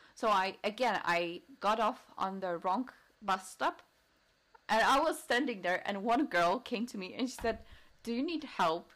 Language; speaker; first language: English; non-native, fluent; Polish